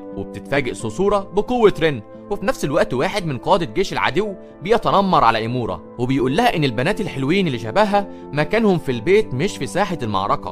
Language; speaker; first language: Arabic; native; Arabic